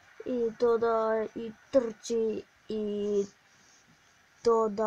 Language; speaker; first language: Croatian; early bilingual, heritage; Croatian